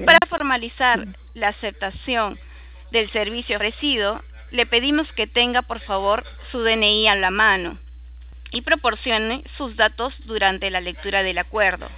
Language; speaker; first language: Spanish; native; Spanish